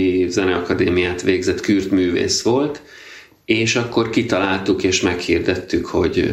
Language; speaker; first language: Hungarian; native; Hungarian